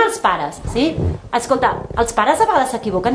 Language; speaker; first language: Catalan; native; Catalan